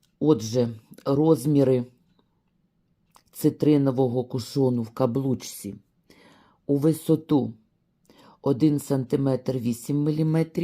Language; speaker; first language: Ukrainian; native; Ukrainian